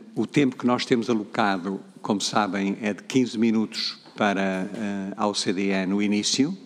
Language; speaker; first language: Portuguese; native; Portuguese